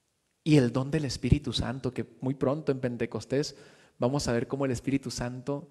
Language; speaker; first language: Spanish; native; Spanish